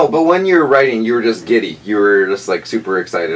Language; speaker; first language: English; native; English